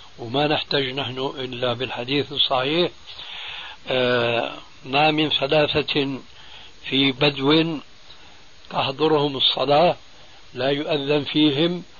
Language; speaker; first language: Arabic; early bilingual, other home language; Albanian